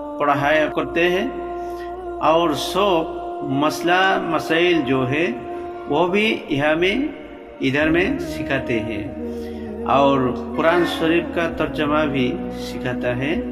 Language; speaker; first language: Hindi; non-native, local second language; Bangla